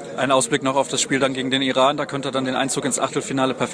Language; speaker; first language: German; native; German